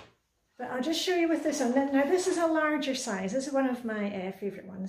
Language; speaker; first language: English; native; English